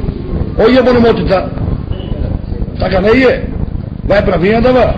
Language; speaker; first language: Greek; non-native, local second language; Macedonian